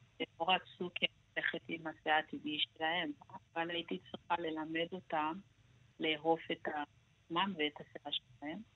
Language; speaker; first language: Hebrew; non-native, fluent; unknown